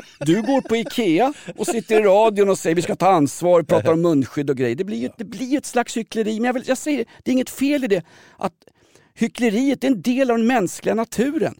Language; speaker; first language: Swedish; native; Swedish